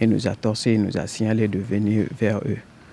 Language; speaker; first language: French; non-native, fluent; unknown